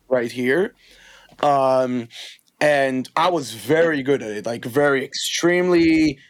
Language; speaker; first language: English; non-native, fluent; Hebrew